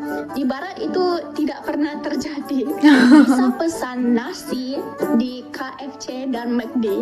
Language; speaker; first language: Indonesian; non-native, fluent; English